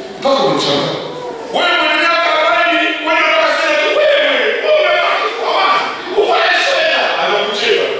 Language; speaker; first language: Swahili; non-native, local second language; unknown